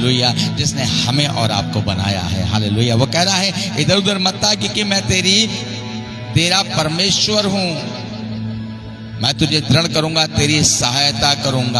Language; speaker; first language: Hindi; native; Hindi